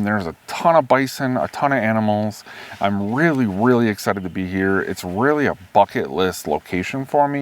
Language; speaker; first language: English; native; English